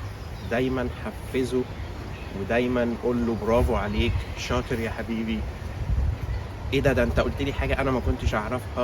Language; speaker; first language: Arabic; native; Arabic